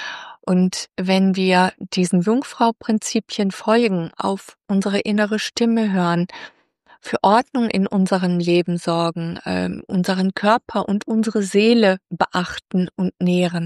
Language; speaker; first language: German; native; German